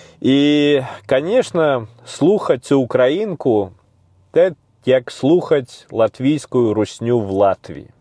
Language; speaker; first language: Ukrainian; non-native, learner; Russian